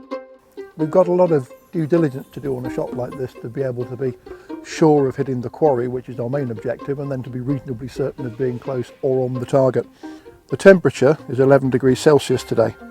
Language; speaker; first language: English; native; English